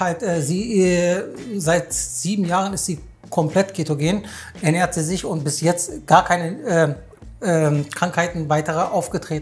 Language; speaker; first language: German; native; German